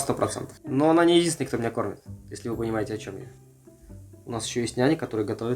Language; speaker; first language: Russian; native; Russian